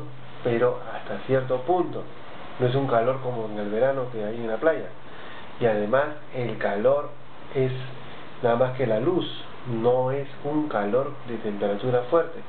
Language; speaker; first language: Spanish; native; Spanish